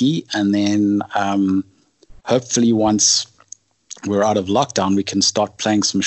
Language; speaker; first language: English; native; English